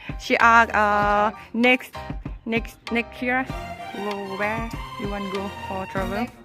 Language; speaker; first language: English; non-native, learner; Thai